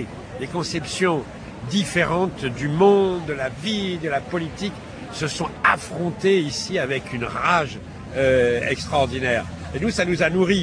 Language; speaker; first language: French; native; French